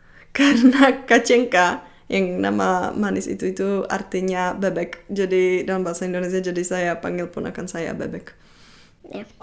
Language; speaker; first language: Indonesian; non-native, fluent; Czech